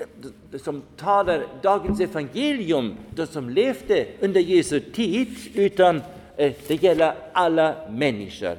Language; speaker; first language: Swedish; non-native, fluent; German